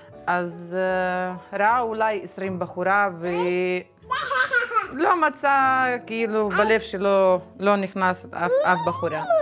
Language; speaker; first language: Hebrew; non-native, fluent; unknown